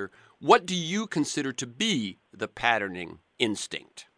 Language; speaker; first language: English; native; English